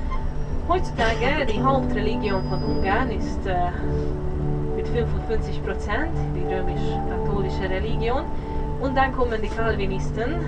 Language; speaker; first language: German; non-native, fluent; Hungarian